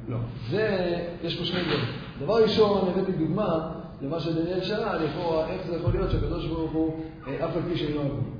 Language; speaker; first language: Hebrew; native; Hebrew